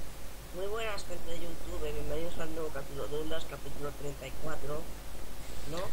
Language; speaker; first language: Spanish; native; Spanish